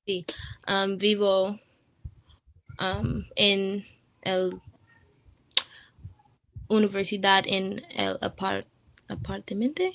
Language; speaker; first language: Spanish; non-native, learner; English